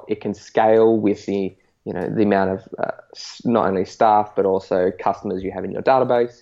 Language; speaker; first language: English; native; English